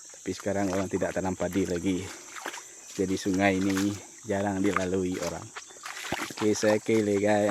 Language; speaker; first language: Malay; non-native, local second language; Iban